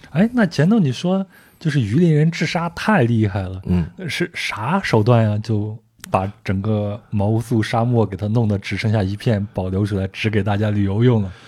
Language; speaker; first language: Chinese; native; Chinese